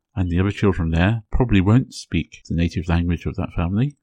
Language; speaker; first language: English; native; English